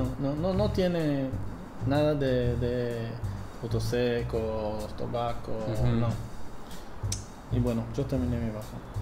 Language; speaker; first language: Spanish; non-native, fluent; English